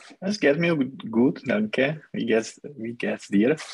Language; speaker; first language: German; non-native, learner; Czech